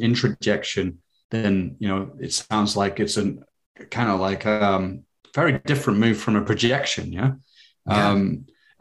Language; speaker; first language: English; native; English